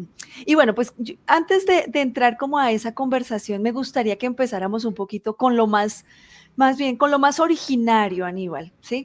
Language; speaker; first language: Spanish; native; Spanish